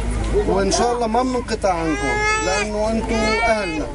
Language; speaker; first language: Arabic; native; Arabic